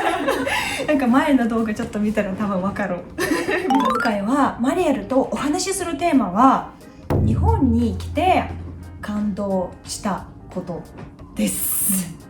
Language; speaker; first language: Japanese; non-native, fluent; Russian